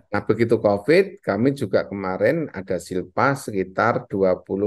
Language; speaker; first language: Indonesian; native; Indonesian